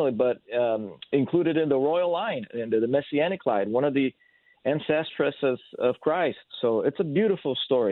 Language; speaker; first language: English; non-native, fluent; Portuguese